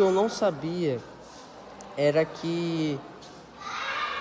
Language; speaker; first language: Portuguese; native; Portuguese